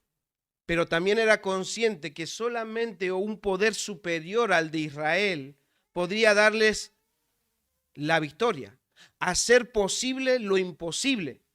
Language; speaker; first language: Spanish; native; Spanish